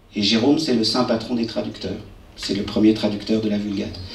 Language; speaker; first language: French; native; French